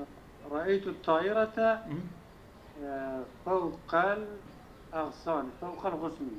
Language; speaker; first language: Arabic; non-native, learner; Turkish